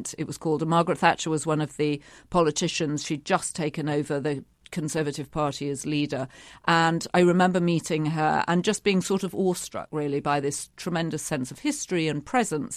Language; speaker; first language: English; native; English